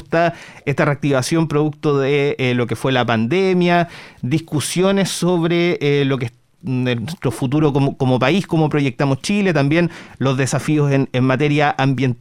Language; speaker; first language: Spanish; native; Spanish